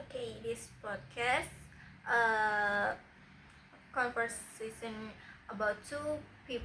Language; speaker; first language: English; non-native, learner; Indonesian